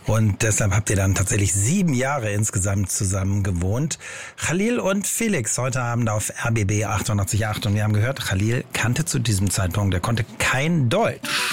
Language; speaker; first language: German; native; German